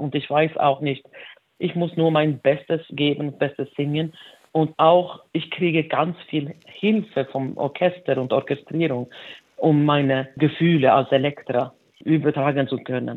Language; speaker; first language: German; non-native, fluent; Swedish